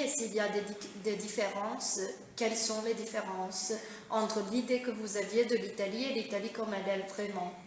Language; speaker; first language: French; non-native, fluent; Italian